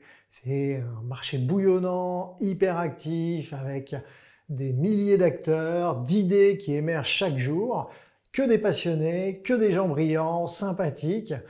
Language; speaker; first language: French; native; French